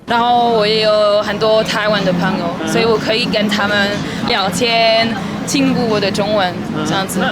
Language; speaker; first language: Chinese; non-native, learner; German